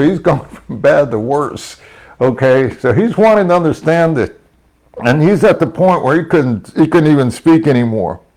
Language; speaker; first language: English; native; English